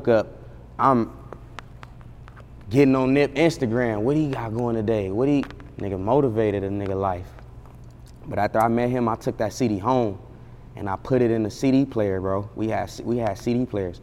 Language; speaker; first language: English; native; English